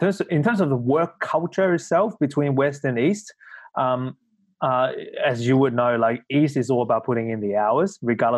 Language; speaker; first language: English; non-native, local second language; Cantonese